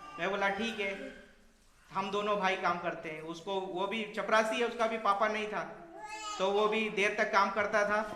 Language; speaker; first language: Hindi; native; Hindi